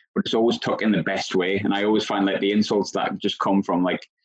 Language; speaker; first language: English; native; English